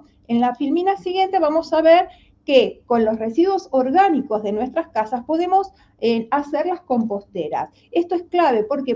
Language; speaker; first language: Spanish; native; Spanish